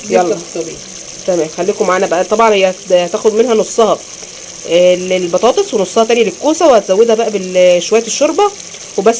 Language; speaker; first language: Arabic; native; Arabic